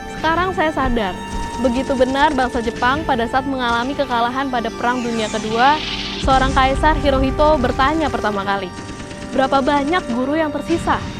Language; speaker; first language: Indonesian; native; Indonesian